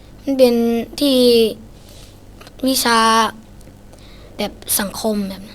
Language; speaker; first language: Thai; non-native, learner; Shan